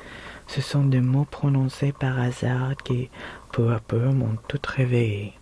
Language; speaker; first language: French; non-native, learner; Filipino